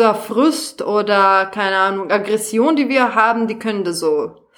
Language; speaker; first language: German; non-native, fluent; Serbian